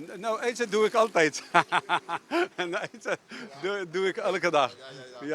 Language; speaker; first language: Dutch; non-native, fluent; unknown